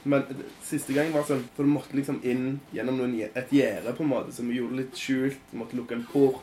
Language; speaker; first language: Norwegian; early bilingual, other home language; Polish